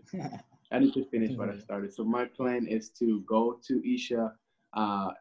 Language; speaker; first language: English; early bilingual, other home language; Spanish